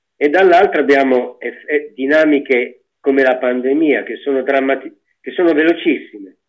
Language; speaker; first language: Italian; native; Italian